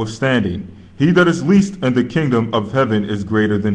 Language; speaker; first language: English; native; English